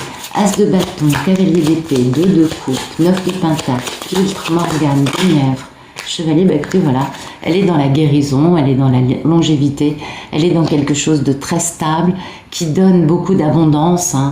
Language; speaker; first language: French; native; French